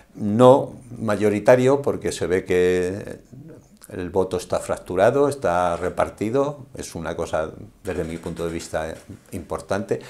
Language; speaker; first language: Spanish; native; Spanish